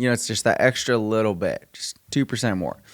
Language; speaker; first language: English; native; English